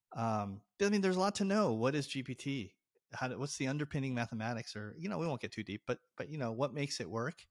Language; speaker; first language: English; native; English